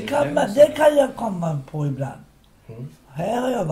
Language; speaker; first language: Swedish; non-native, local second language; Romany